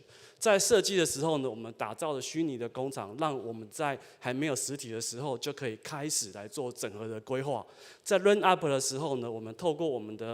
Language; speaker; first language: Chinese; native; Chinese